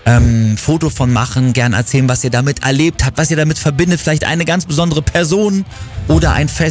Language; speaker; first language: German; native; German